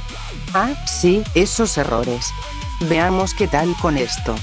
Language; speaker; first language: Spanish; native; Spanish